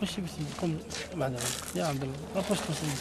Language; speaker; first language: Arabic; non-native, fluent; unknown